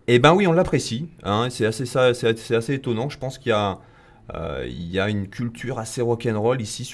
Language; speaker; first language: French; native; French